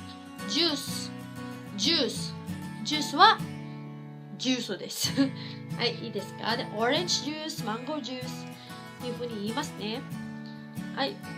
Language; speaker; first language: Japanese; non-native, fluent; Cebuano